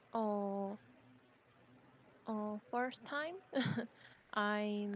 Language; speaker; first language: English; non-native, learner; Korean